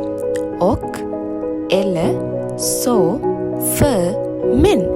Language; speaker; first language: Swedish; non-native, learner; Sinhala